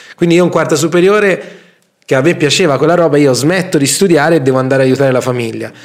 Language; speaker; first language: Italian; native; Italian